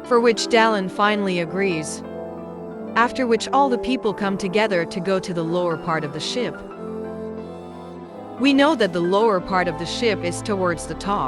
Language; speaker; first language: English; non-native, local second language; Hindi